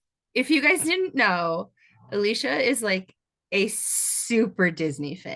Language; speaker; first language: English; native; English